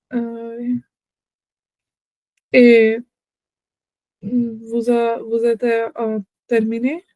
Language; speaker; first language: French; non-native, learner; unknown